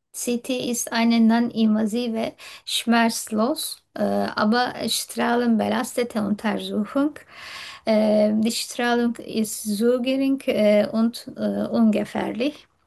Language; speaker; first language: German; non-native, learner; Turkish